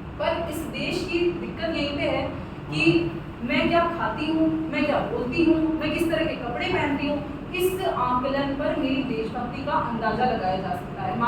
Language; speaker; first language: Hindi; native; Hindi